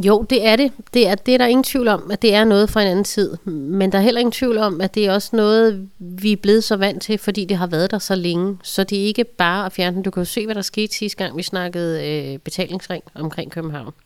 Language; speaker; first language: Danish; native; Danish